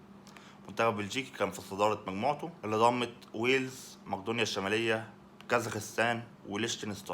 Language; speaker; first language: Arabic; native; Arabic